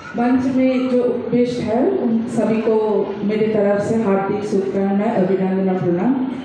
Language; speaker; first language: Hindi; non-native, local second language; Bangla